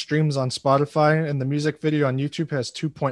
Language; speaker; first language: English; native; English